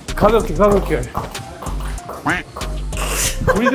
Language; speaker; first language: Korean; non-native, learner; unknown